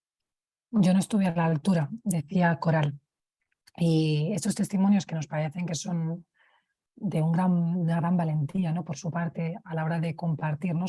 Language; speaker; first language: Spanish; native; Spanish